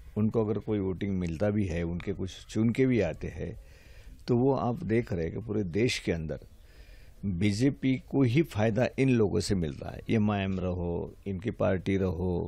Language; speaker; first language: Hindi; non-native, local second language; Marathi